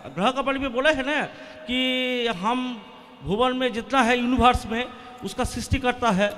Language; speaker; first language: Hindi; non-native, local second language; Bangla